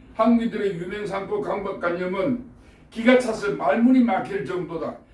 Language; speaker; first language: Korean; native; Korean